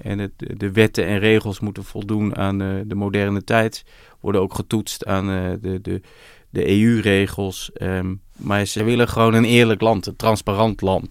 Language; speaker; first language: Dutch; native; Dutch